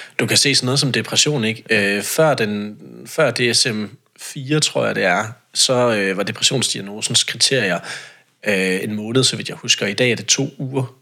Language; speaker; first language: Danish; native; Danish